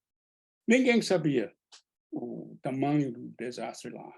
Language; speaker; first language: Portuguese; non-native, fluent; English